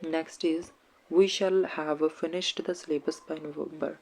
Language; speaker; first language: English; non-native, local second language; Punjabi